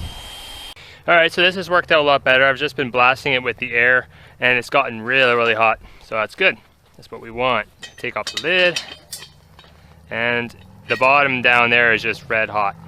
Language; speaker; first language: English; native; English